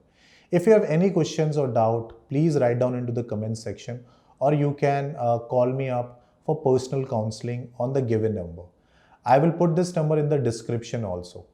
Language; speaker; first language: English; non-native, local second language; Hindi